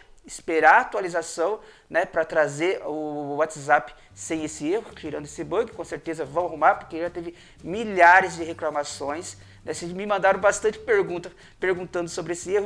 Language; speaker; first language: Portuguese; native; Portuguese